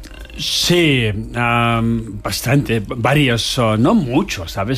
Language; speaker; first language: Spanish; non-native, learner; Tibetan